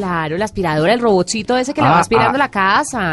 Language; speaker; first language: Spanish; native; Spanish